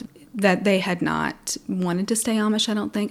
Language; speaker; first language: English; early bilingual, other home language; Pennsylvania German